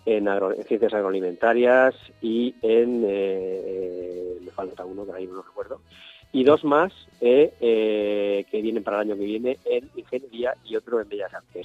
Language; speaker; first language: Spanish; native; Spanish